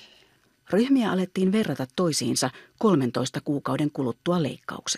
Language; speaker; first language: Finnish; native; Finnish